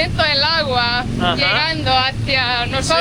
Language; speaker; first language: Spanish; non-native, fluent; Estonian